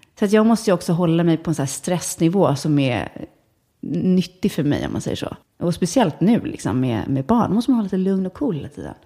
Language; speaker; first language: Swedish; native; Swedish